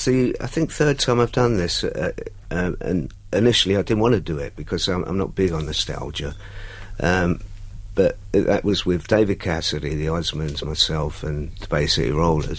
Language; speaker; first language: English; native; English